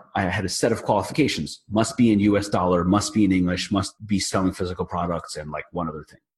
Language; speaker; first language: English; native; English